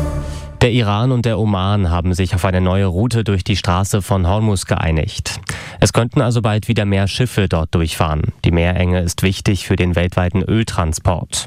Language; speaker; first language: German; native; German